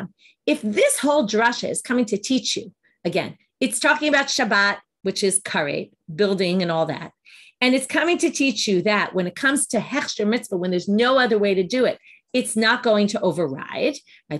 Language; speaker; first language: English; native; English